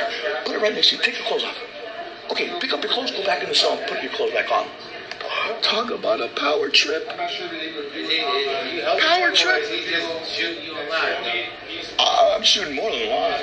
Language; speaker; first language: English; native; English